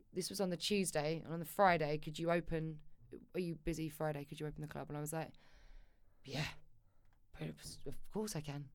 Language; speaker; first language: English; native; English